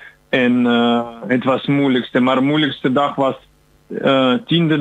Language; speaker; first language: Dutch; non-native, learner; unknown